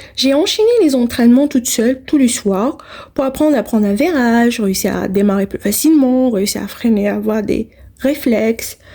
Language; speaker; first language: French; non-native, local second language; Arabic